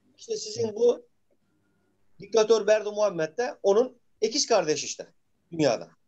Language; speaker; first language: Turkish; native; Turkish